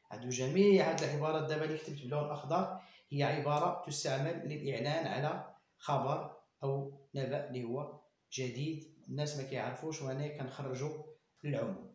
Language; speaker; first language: Arabic; native; Arabic